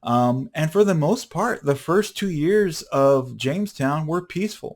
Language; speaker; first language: English; native; English